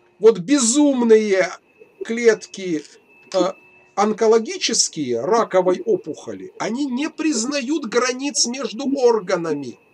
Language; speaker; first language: Russian; native; Russian